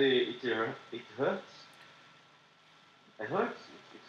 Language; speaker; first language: English; non-native, learner; Portuguese